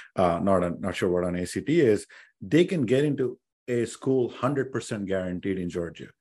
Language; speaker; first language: English; non-native, local second language; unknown